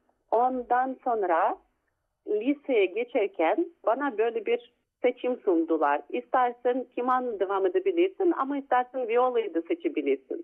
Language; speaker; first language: Turkish; non-native, fluent; Russian